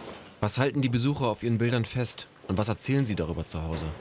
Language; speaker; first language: German; native; German